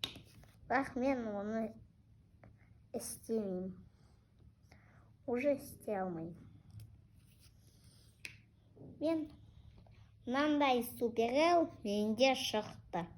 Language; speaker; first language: Kazakh; non-native, local second language; Russian